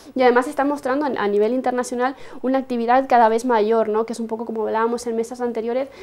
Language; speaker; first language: Spanish; native; Spanish